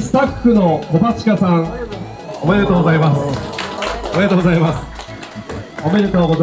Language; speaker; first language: Japanese; native; Japanese